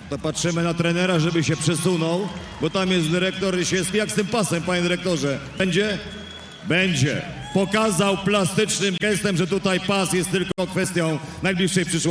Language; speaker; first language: Polish; native; Polish